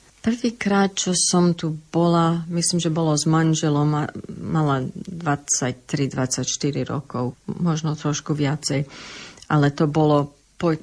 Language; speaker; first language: Slovak; early bilingual, heritage; English